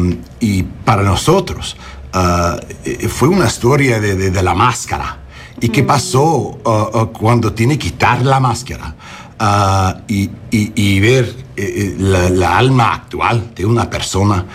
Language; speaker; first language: Spanish; non-native, learner; English